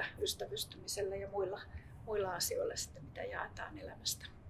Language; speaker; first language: Finnish; native; Finnish